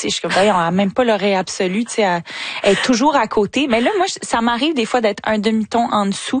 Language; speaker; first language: French; native; French